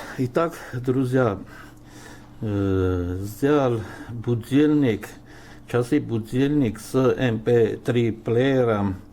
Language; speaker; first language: Russian; non-native, local second language; Armenian